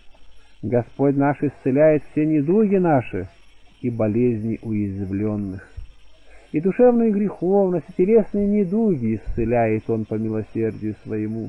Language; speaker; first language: Russian; native; Russian